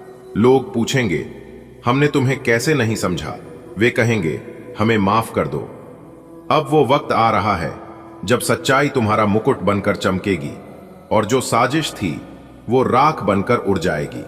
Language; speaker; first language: Hindi; native; Hindi